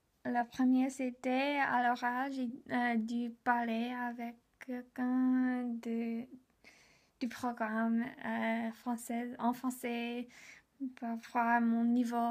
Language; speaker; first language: French; non-native, learner; English